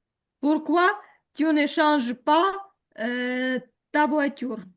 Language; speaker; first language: French; non-native, learner; Ukrainian